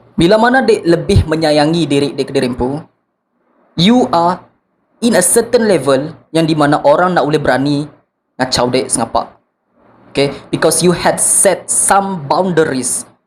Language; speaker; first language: Malay; non-native, local second language; Iban